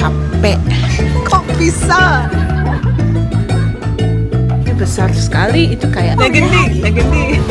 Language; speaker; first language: Indonesian; non-native, learner; English